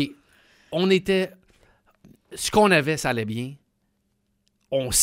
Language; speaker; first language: French; native; French